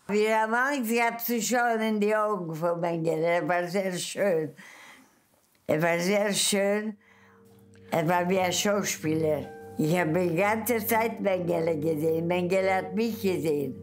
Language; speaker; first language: German; non-native, fluent; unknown